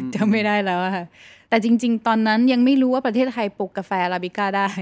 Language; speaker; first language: Thai; non-native, fluent; Portuguese